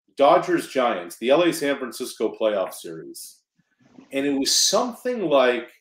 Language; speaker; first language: English; native; English